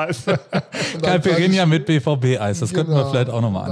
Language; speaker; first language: German; native; German